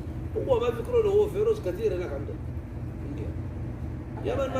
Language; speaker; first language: Arabic; non-native, learner; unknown